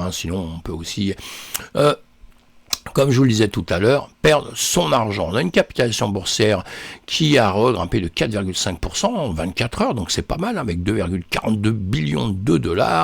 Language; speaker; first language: French; native; French